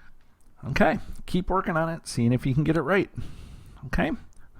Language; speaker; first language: English; native; English